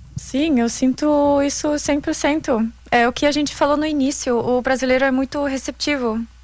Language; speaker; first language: Portuguese; non-native, fluent; German